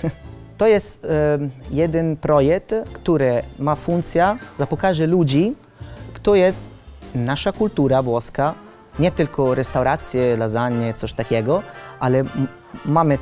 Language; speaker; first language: Polish; non-native, learner; Italian